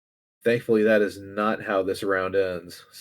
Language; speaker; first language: English; native; English